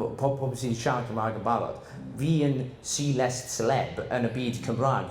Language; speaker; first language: Welsh; non-native, local second language; English